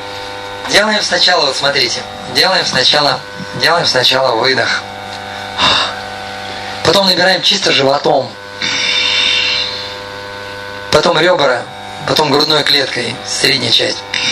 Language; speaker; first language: Russian; native; Russian